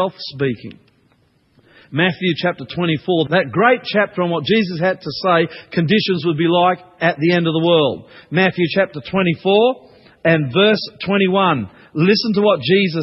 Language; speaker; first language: English; native; English